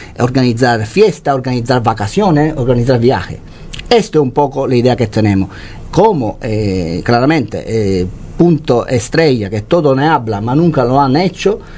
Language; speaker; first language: Spanish; non-native, fluent; Italian